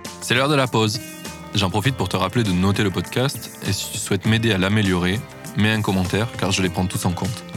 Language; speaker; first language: French; native; French